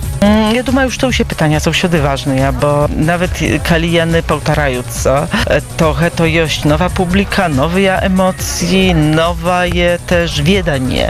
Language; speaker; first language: Polish; non-native, local second language; Belarusian